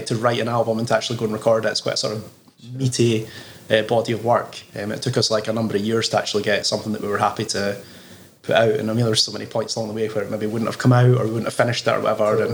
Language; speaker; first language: English; native; English